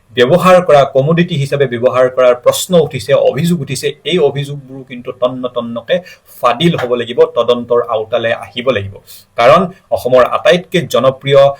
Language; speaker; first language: Assamese; native; Assamese